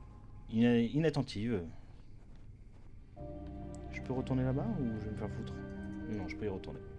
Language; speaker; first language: French; native; French